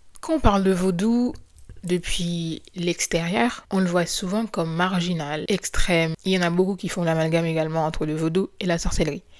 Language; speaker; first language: French; non-native, local second language; Haitian Creole